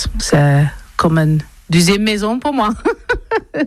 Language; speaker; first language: French; non-native, learner; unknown